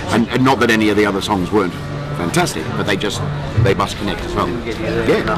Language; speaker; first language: English; native; English